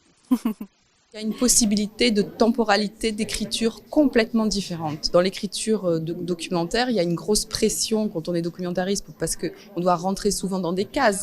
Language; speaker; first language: French; native; French